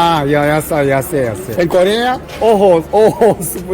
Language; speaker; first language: Spanish; non-native, learner; Korean